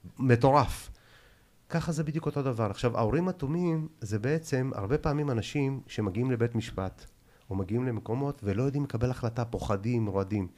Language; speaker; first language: Hebrew; early bilingual, other home language; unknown